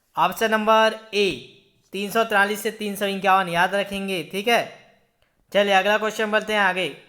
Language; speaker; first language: Hindi; native; Hindi